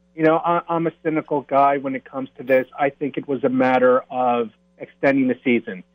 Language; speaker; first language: English; native; English